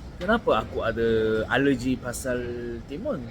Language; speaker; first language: Malay; non-native, learner; Korean